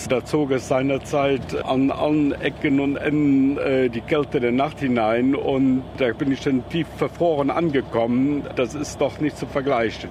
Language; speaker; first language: German; native; German